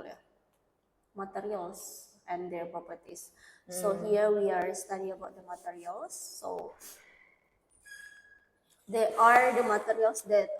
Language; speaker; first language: English; non-native, learner; Indonesian